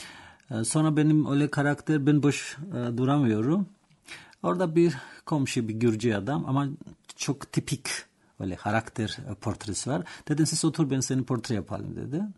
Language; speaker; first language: Turkish; non-native, learner; Georgian